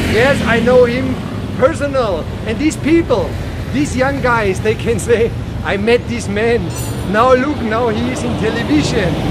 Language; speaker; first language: English; non-native, fluent; German